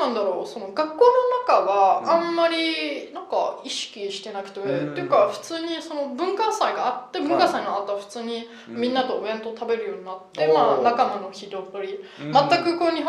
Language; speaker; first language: Japanese; non-native, fluent; German